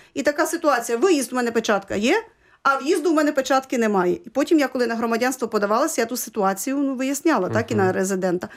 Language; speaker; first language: Ukrainian; native; Ukrainian